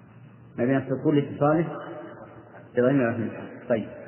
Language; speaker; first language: Arabic; native; Arabic